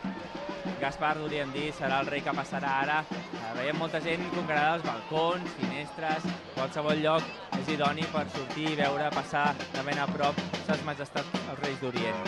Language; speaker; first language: Catalan; native; Catalan